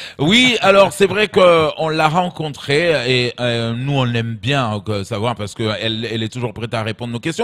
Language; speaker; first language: French; native; French